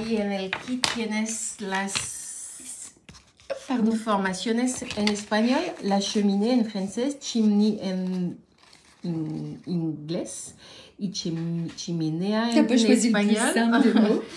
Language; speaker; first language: Spanish; non-native, learner; French